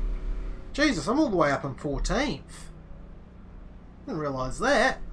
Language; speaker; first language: English; native; English